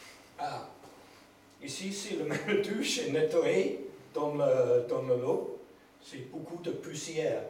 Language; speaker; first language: French; non-native, learner; English